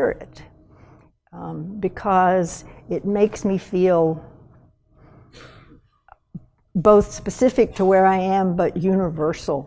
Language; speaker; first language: English; native; English